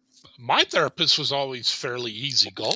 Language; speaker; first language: English; native; English